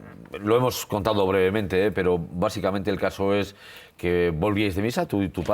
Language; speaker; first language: Spanish; native; Spanish